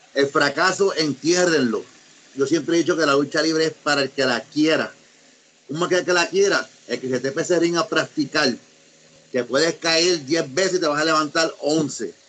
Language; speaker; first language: Spanish; native; Spanish